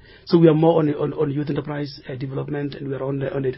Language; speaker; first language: English; non-native, local second language; Northern Sotho